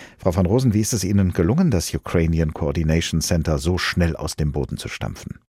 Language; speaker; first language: German; native; German